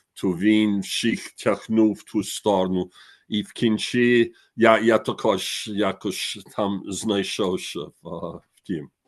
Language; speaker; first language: Ukrainian; early bilingual, heritage; Ukrainian